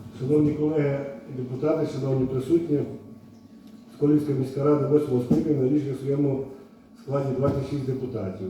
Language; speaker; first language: Ukrainian; native; Ukrainian